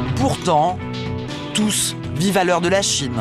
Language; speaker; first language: French; native; French